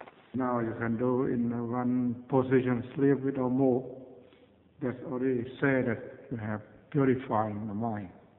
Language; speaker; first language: English; non-native, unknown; Thai